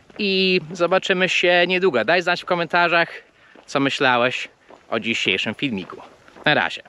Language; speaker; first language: Polish; early bilingual, heritage; Polish